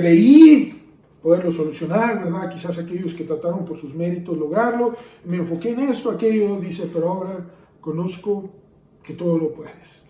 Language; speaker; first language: Spanish; native; Spanish